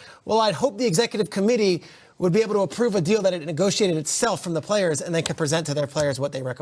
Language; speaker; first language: English; native; English